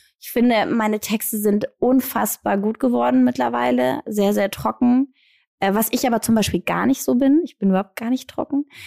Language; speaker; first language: German; early bilingual, other home language; Greek